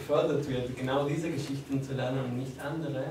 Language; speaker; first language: German; non-native, fluent; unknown